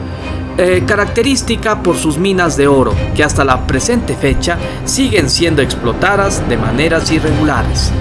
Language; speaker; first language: Spanish; native; Spanish